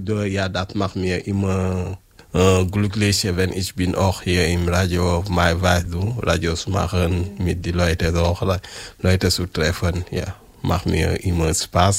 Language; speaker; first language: German; non-native, learner; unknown